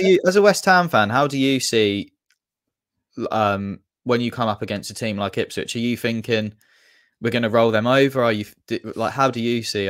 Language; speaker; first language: English; native; English